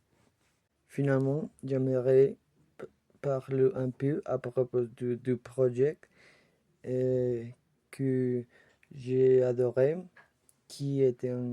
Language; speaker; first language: French; non-native, learner; Spanish